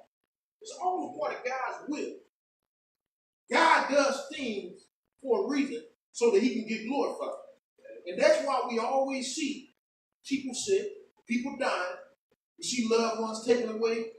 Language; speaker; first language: English; native; English